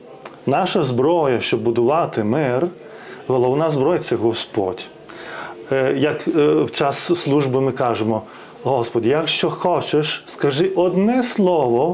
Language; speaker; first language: Ukrainian; non-native, fluent; Lithuanian